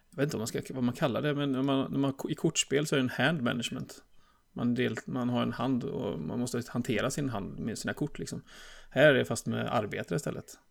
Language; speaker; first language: Swedish; native; Swedish